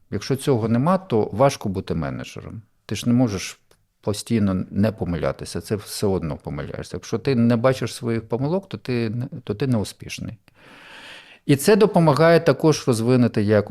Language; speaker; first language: Ukrainian; native; Ukrainian